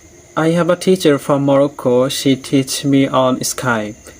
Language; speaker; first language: English; non-native, learner; Bangla